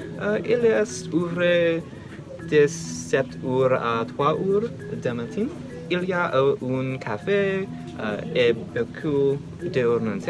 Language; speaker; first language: French; non-native, learner; English